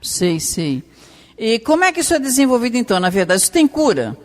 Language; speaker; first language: Portuguese; native; Portuguese